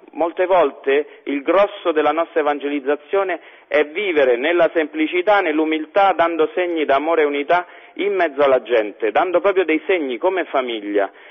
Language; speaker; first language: Italian; native; Italian